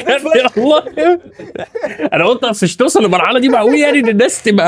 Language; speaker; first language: Arabic; native; Arabic